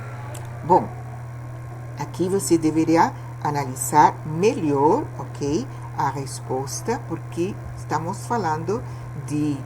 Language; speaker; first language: Portuguese; non-native, fluent; Spanish